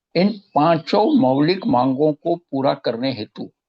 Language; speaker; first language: Hindi; non-native, local second language; Marathi